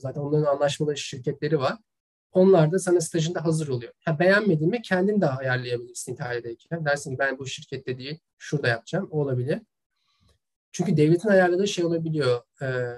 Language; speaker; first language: Turkish; native; Turkish